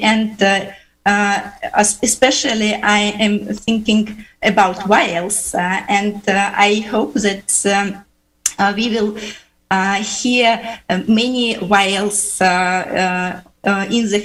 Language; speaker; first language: English; non-native, fluent; Uzbek